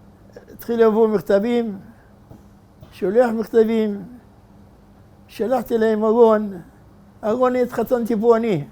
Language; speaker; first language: Hebrew; non-native, fluent; Arabic